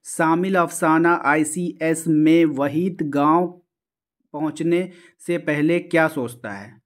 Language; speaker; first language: Hindi; native; Hindi